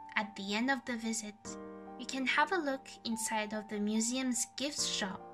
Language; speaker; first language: English; non-native, fluent; French